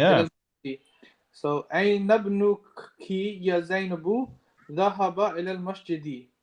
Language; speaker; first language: Arabic; non-native, learner; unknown